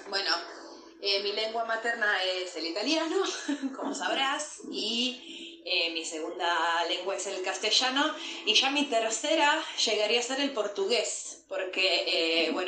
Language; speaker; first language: Spanish; non-native, fluent; Italian